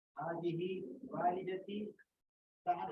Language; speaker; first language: Arabic; non-native, learner; Urdu